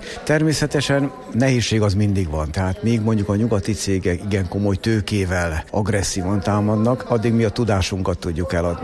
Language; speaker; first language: Hungarian; native; Hungarian